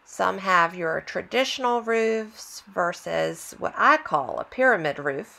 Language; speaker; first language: English; native; English